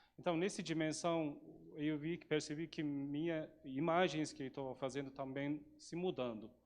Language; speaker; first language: Portuguese; non-native, fluent; Turkish